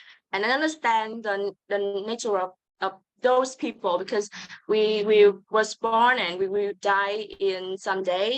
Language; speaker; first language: English; non-native, learner; Vietnamese